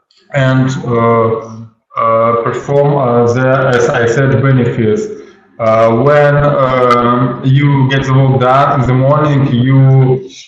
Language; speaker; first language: English; non-native, learner; Russian